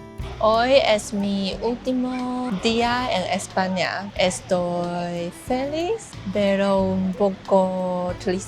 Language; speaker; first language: Spanish; non-native, learner; Chinese